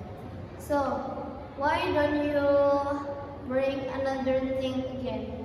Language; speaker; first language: English; non-native, learner; Indonesian